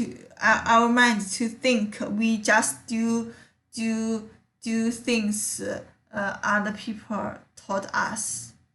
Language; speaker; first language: English; non-native, learner; Chinese